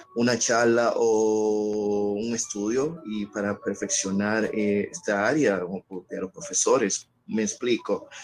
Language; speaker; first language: Spanish; early bilingual, other home language; Haitian Creole